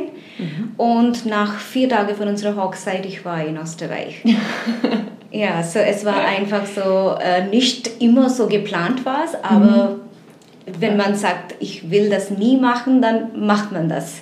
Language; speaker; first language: German; non-native, fluent; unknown